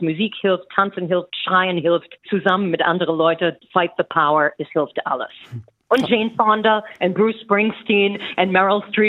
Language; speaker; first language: German; non-native, fluent; English